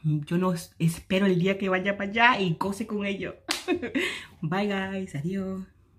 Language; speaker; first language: Spanish; native; Spanish